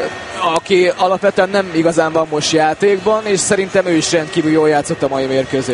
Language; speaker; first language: Hungarian; native; Hungarian